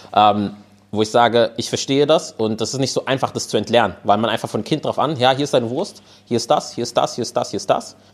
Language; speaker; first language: German; native; German